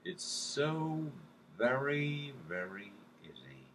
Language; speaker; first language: English; non-native, fluent; Russian